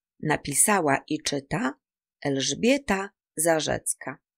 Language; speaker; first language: Polish; native; Polish